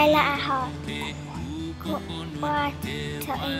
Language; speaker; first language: Māori; non-native, learner; English